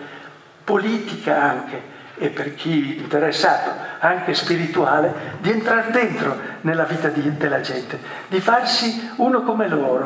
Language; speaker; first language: Italian; native; Italian